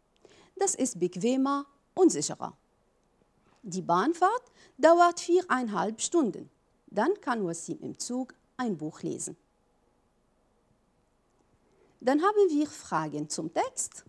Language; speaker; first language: German; non-native, fluent; Arabic